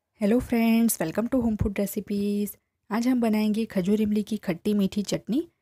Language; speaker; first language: Hindi; non-native, local second language; Gujarati